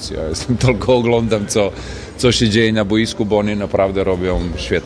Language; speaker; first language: Polish; non-native, fluent; Serbian